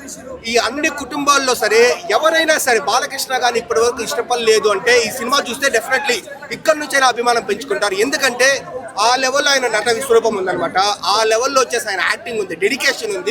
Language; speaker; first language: Telugu; native; Telugu